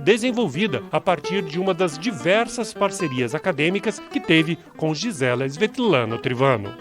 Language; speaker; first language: Portuguese; native; Portuguese